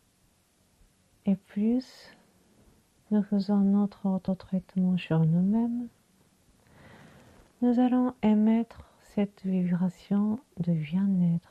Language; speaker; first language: French; non-native, fluent; Japanese